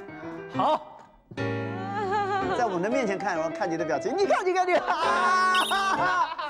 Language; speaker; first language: Chinese; native; Chinese